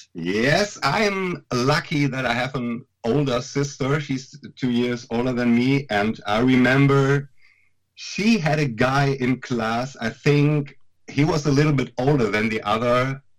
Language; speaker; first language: English; non-native, fluent; German